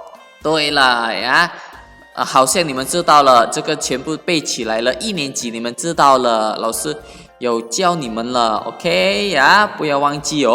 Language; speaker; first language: Chinese; non-native, fluent; Indonesian